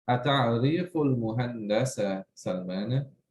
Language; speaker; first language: Arabic; non-native, fluent; English